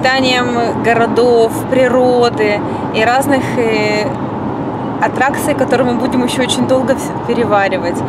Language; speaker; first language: Russian; native; Russian